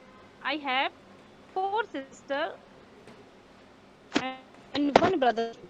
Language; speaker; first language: English; non-native, learner; Hindi